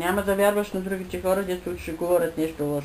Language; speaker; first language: Bulgarian; native; Bulgarian